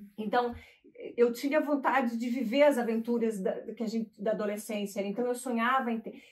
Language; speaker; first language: Portuguese; native; Portuguese